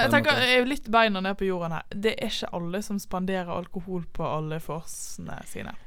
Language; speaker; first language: Norwegian; native; Norwegian